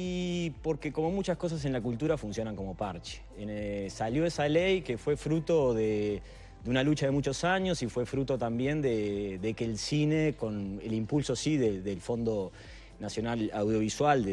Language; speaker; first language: Spanish; native; Spanish